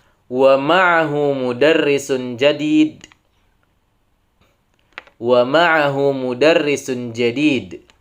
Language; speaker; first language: Arabic; non-native, fluent; Indonesian